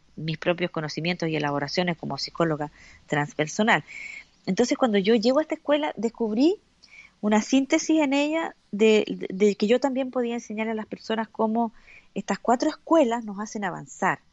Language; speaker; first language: Spanish; native; Spanish